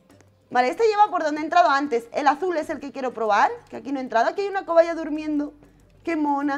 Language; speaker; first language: Spanish; native; Spanish